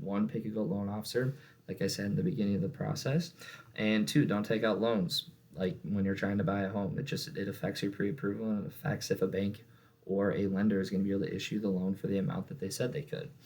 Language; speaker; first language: English; native; English